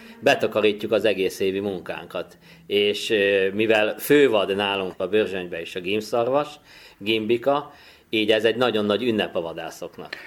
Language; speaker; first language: Hungarian; native; Hungarian